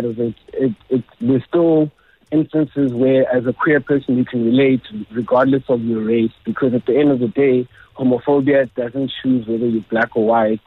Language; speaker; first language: English; non-native, local second language; Xhosa